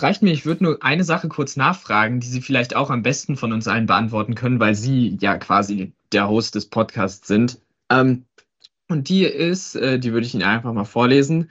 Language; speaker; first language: German; native; German